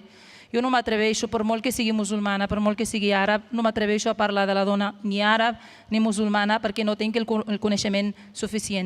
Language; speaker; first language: Catalan; non-native, fluent; Arabic